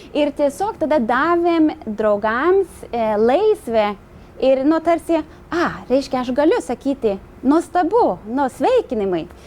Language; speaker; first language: Lithuanian; non-native, fluent; Swedish